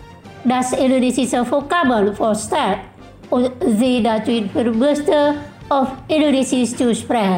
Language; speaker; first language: German; non-native, learner; Indonesian